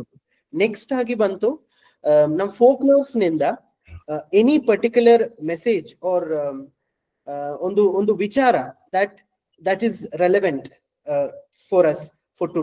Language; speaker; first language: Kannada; non-native, local second language; Malayalam